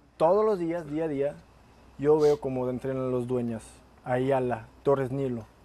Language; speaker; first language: Spanish; non-native, fluent; French